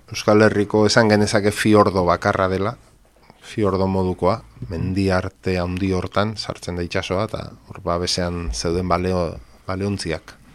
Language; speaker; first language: Basque; non-native, local second language; Spanish